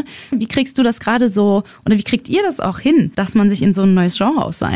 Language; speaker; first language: German; native; German